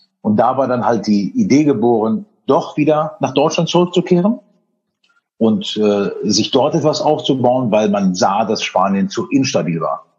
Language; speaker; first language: German; early bilingual, other home language; Spanish